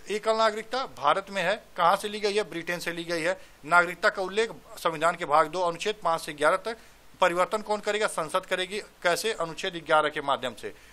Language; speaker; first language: Hindi; native; Hindi